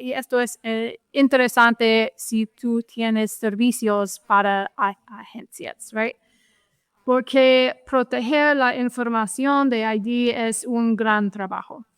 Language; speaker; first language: Spanish; non-native, fluent; English